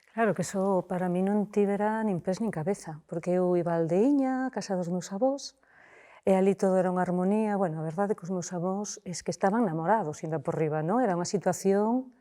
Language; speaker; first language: Galician; non-native, local second language; Spanish